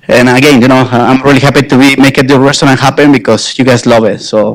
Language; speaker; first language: English; non-native, fluent; Spanish